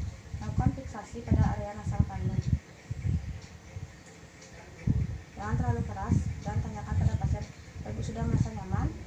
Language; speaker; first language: Indonesian; native; Indonesian